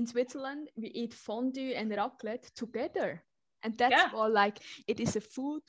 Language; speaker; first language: English; non-native, learner; Swiss German